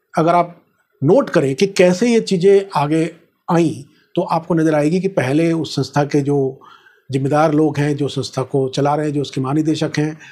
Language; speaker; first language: Hindi; native; Hindi